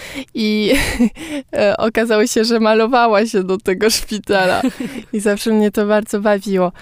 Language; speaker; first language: Polish; early bilingual, heritage; Polish